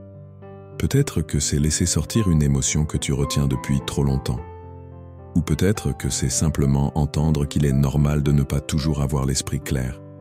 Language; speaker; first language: French; native; French